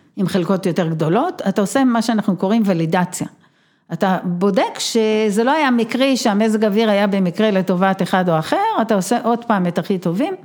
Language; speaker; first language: Hebrew; native; Hebrew